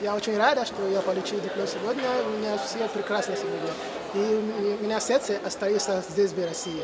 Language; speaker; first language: Russian; non-native, learner; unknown